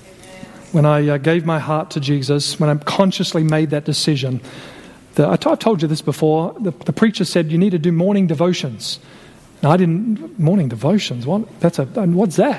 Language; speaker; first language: English; native; English